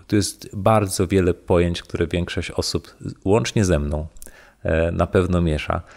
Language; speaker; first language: Polish; native; Polish